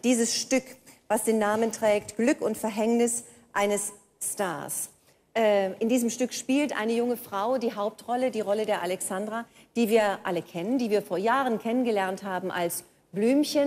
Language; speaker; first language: German; native; German